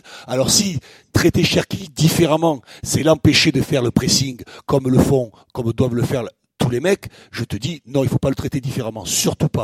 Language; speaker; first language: French; native; French